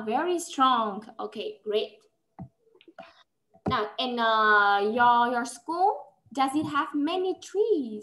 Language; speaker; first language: English; non-native, fluent; Vietnamese